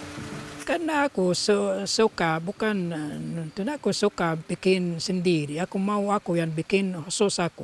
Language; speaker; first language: Indonesian; non-native, local second language; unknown